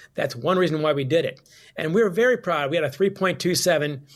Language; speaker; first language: English; native; English